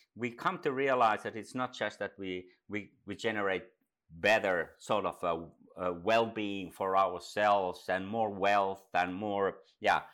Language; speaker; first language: English; non-native, fluent; Finnish